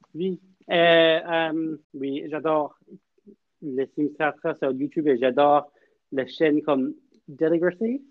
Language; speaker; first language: French; non-native, learner; English